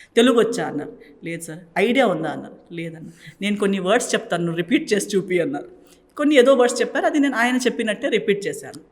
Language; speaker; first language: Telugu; non-native, fluent; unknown